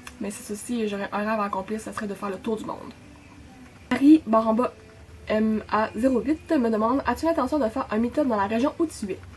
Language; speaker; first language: French; native; French